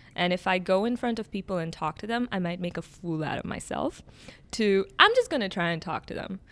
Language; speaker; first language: English; early bilingual, other home language; Arabic